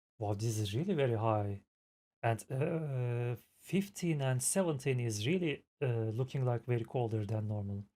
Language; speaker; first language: English; non-native, fluent; Turkish